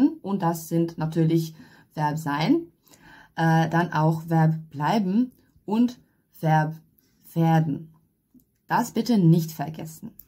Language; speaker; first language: German; non-native, fluent; Hungarian